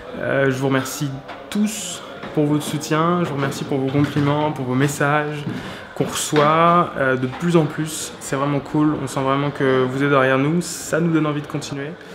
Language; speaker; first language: French; native; French